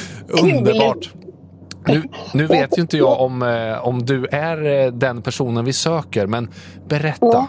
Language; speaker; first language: Swedish; native; Swedish